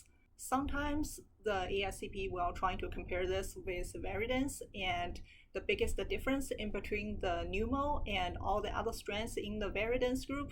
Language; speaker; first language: English; non-native, fluent; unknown